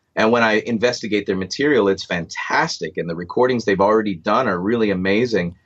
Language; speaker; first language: English; native; English